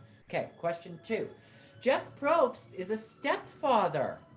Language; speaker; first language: English; native; English